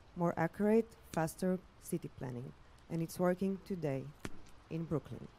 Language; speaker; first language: English; non-native, fluent; Hebrew